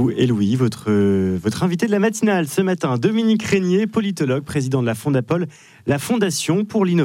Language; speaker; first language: French; native; French